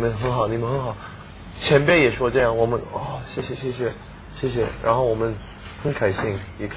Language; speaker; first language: Chinese; non-native, learner; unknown